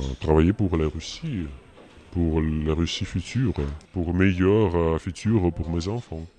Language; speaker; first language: French; non-native, fluent; Russian